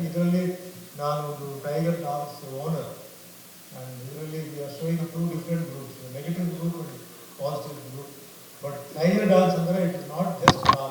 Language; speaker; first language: Kannada; non-native, fluent; Tulu